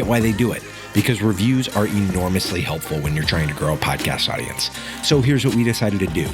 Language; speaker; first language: English; native; English